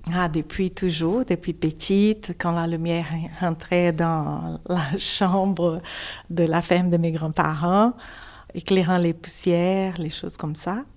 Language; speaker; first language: French; non-native, fluent; Portuguese